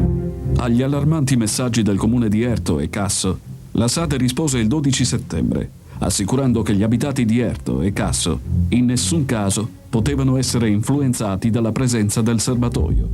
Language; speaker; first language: Italian; native; Italian